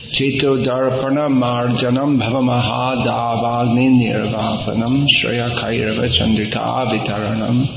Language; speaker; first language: Hindi; non-native, fluent; English